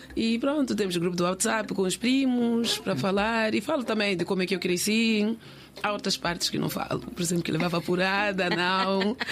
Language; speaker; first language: Portuguese; native; Portuguese